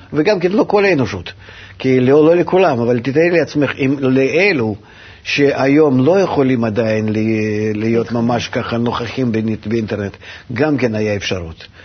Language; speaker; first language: Hebrew; non-native, fluent; Russian